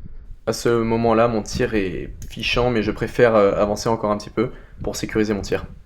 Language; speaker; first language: French; native; French